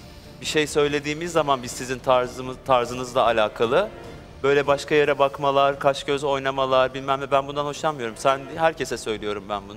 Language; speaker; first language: Turkish; native; Turkish